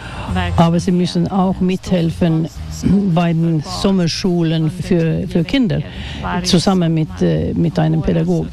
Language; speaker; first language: German; non-native, fluent; Swedish